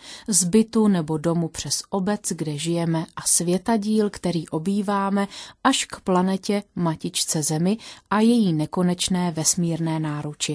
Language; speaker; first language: Czech; native; Czech